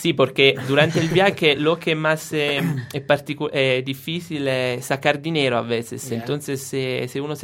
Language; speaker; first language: Spanish; non-native, fluent; Italian